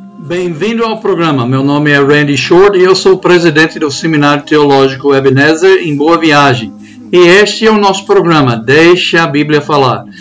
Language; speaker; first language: Portuguese; non-native, fluent; English